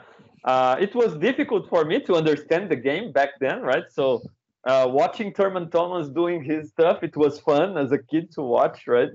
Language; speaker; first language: English; non-native, fluent; Portuguese